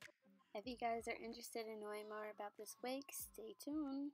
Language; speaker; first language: English; native; English